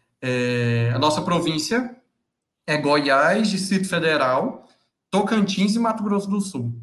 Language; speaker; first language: Portuguese; native; Portuguese